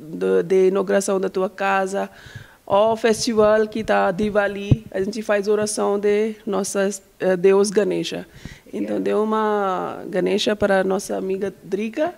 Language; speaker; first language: Portuguese; non-native, learner; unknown